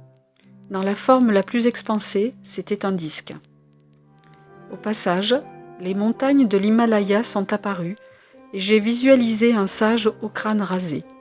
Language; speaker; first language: French; native; French